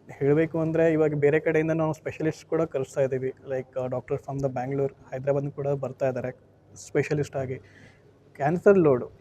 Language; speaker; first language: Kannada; native; Kannada